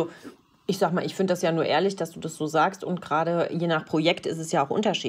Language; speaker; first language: German; native; German